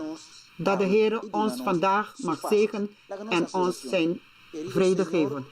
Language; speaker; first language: Dutch; non-native, local second language; Papiamento